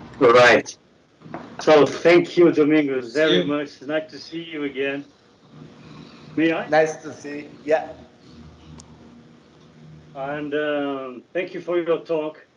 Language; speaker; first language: English; non-native, learner; Portuguese